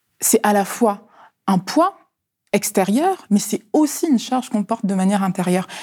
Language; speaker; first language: French; early bilingual, other home language; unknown